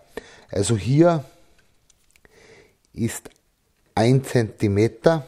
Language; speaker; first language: German; native; German